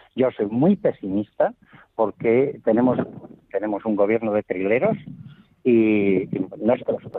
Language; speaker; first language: Spanish; native; Spanish